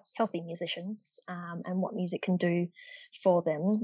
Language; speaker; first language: English; native; English